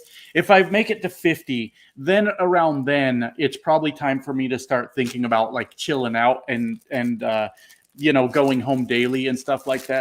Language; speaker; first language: English; native; English